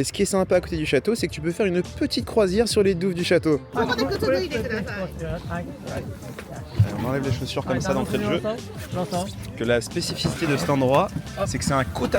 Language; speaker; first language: French; native; French